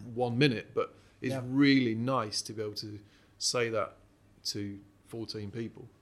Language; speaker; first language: English; native; English